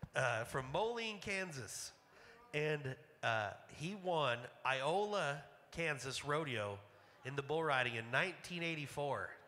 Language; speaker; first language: English; native; English